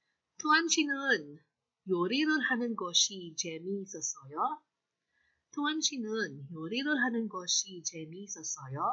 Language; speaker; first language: Korean; non-native, fluent; Filipino